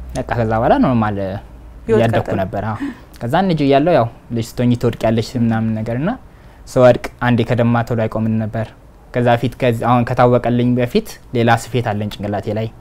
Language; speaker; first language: Amharic; native; Amharic